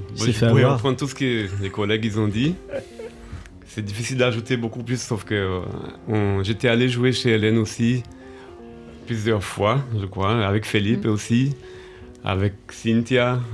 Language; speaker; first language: French; early bilingual, other home language; Portuguese